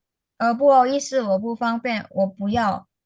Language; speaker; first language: Chinese; non-native, fluent; Indonesian